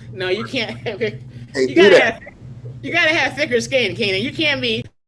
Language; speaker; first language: English; native; English